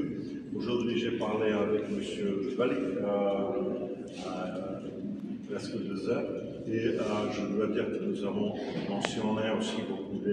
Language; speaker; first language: French; non-native, fluent; Czech